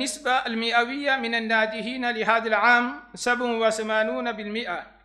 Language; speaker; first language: Arabic; non-native, fluent; Urdu